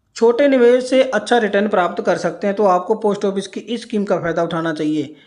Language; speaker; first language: Hindi; non-native, local second language; Punjabi